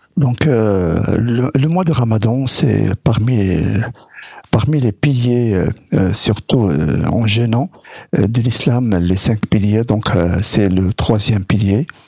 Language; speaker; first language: French; non-native, local second language; Arabic